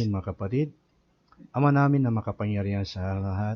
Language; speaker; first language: Filipino; native; Filipino